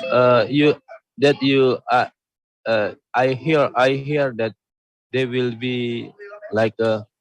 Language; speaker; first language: English; non-native, learner; Indonesian